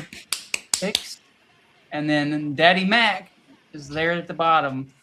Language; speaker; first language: English; native; English